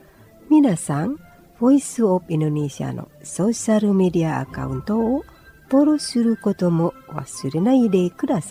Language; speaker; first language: Japanese; non-native, fluent; Indonesian